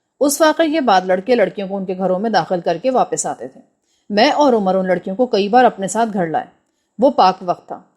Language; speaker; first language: Urdu; native; Urdu